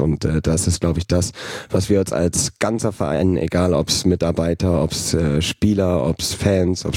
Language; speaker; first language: German; native; German